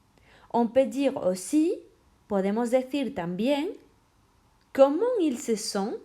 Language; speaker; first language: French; non-native, fluent; Spanish